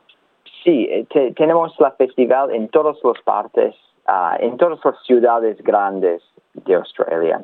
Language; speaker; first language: Spanish; non-native, learner; English